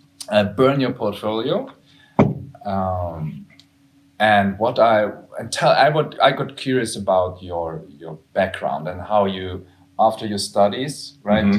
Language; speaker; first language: English; non-native, fluent; German